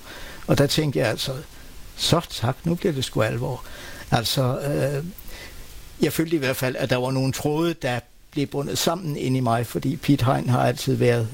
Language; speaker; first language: Danish; native; Danish